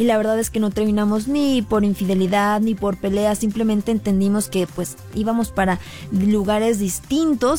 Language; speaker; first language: Spanish; native; Spanish